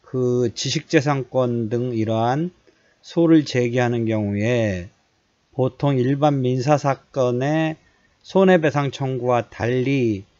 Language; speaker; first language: Korean; native; Korean